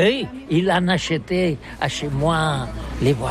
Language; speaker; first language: French; non-native, learner; Catalan